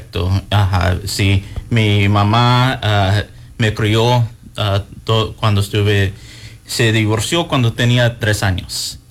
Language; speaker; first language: Spanish; early bilingual, heritage; Spanish